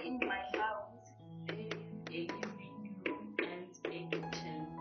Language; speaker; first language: English; non-native, learner; French